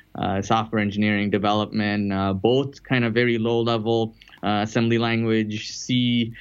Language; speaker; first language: English; non-native, local second language; Tamil